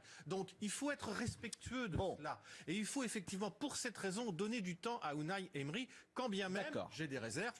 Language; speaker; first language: French; native; French